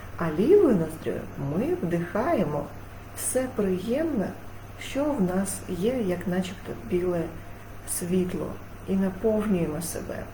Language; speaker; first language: Ukrainian; non-native, local second language; Russian